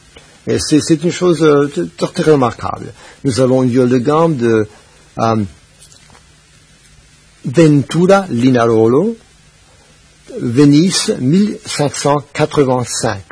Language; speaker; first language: French; non-native, fluent; Spanish